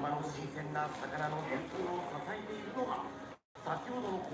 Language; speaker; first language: Japanese; native; Japanese